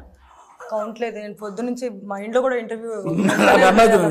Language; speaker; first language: Telugu; native; Telugu